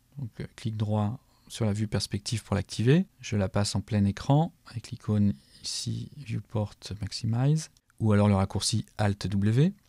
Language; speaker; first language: French; native; French